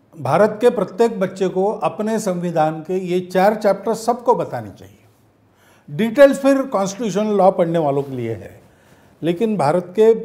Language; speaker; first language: Hindi; non-native, local second language; Marathi